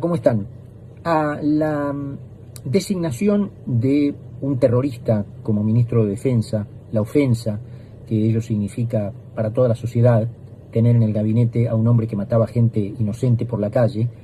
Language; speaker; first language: Spanish; native; Spanish